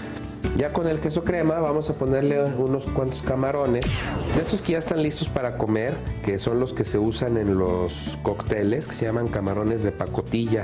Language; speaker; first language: Spanish; native; Spanish